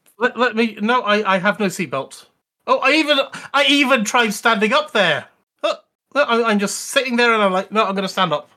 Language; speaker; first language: English; native; English